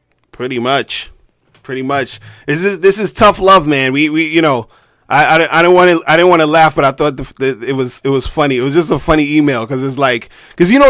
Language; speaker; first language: English; native; English